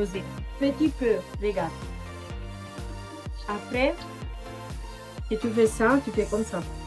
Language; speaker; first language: French; non-native, learner; Italian